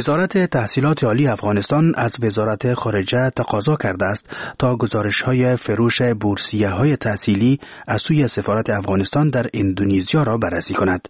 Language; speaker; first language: Persian; native; Persian